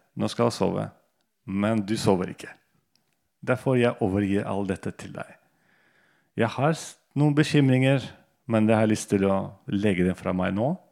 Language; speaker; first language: Norwegian; non-native, fluent; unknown